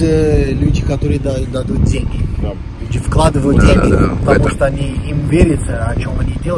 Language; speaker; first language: Russian; non-native, fluent; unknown